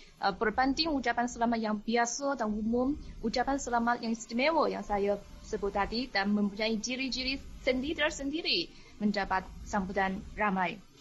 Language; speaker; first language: Malay; non-native, fluent; Chinese